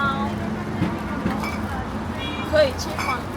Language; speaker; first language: Chinese; non-native, learner; Korean